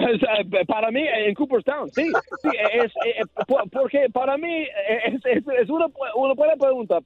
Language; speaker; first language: Spanish; non-native, learner; English